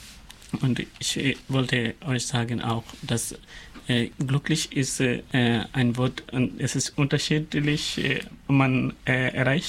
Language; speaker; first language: German; non-native, learner; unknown